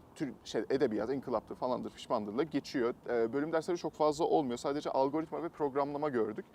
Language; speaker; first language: Turkish; native; Turkish